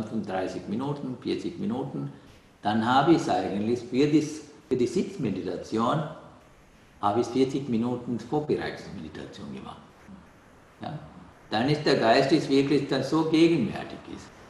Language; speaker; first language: German; non-native, learner; Sinhala